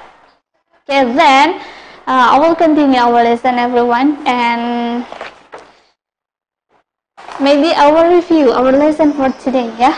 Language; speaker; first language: English; non-native, local second language; Indonesian